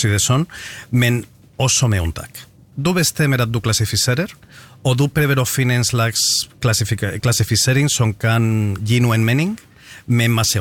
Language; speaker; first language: Norwegian; non-native, fluent; Spanish